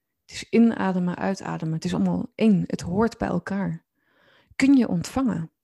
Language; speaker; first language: Dutch; native; Dutch